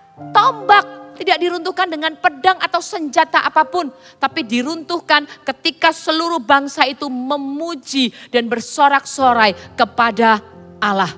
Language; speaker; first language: Indonesian; native; Indonesian